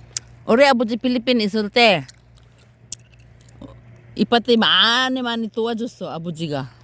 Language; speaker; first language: Korean; non-native, learner; Filipino